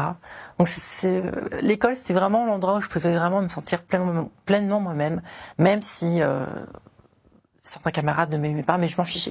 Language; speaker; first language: French; native; French